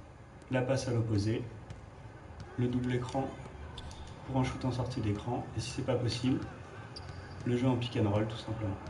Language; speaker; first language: French; native; French